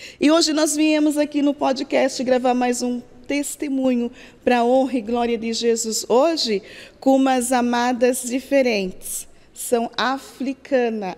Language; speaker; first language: Portuguese; native; Portuguese